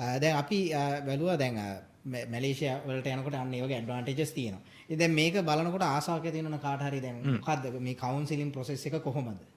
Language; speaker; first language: Sinhala; native; Sinhala